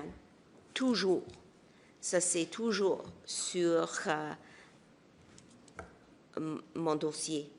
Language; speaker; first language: French; non-native, local second language; English